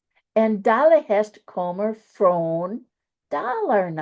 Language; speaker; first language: Swedish; non-native, fluent; English